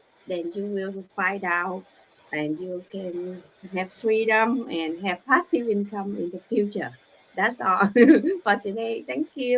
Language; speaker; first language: English; non-native, learner; Vietnamese